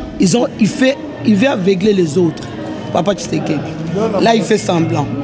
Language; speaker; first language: French; non-native, local second language; Lingala